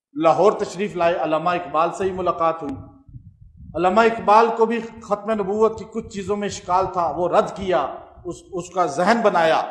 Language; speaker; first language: Urdu; native; Urdu